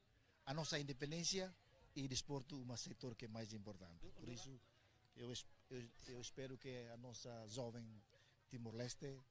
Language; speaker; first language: Portuguese; non-native, local second language; Tetum